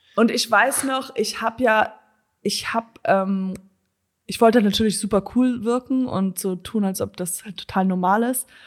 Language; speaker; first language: German; native; German